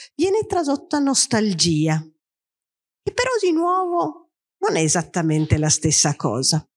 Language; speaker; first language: Italian; non-native, fluent; Spanish